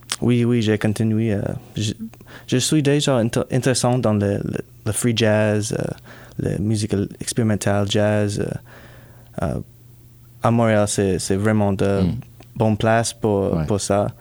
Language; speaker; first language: French; non-native, learner; English